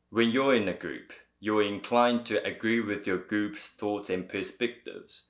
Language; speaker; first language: English; early bilingual, other home language; Japanese